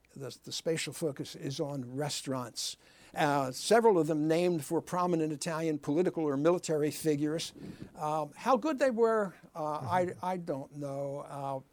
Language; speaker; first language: English; early bilingual, other home language; Italian